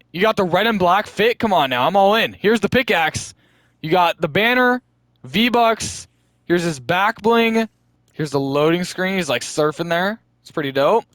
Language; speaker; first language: English; native; English